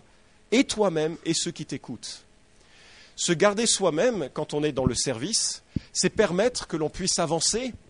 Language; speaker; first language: French; native; French